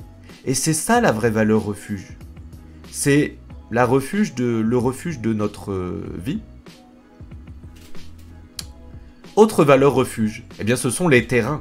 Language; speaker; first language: French; native; French